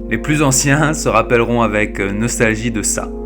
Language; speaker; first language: French; native; French